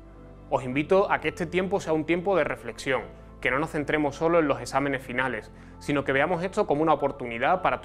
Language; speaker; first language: Spanish; native; Spanish